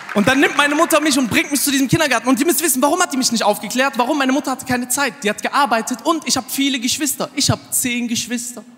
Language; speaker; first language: German; early bilingual, other home language; Arabic